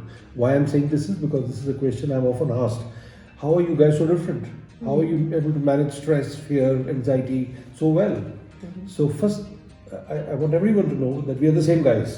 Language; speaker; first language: English; non-native, local second language; Hindi